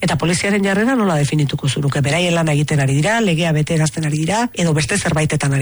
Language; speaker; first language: Basque; native; Basque